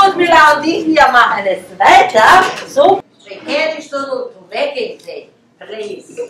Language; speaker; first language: German; non-native, fluent; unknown